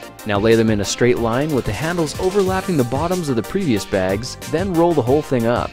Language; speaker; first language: English; native; English